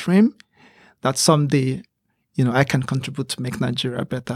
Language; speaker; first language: English; non-native, local second language; Igbo